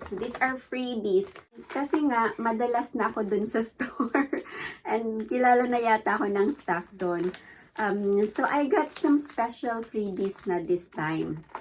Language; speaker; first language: Filipino; native; Filipino